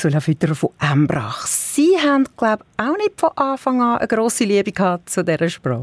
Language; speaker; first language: German; native; German